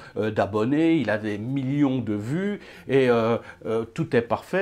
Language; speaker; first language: French; native; French